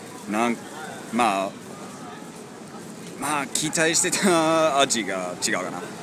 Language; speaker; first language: Japanese; non-native, fluent; English